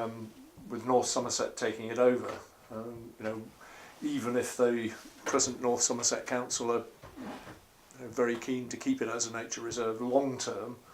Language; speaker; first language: English; native; English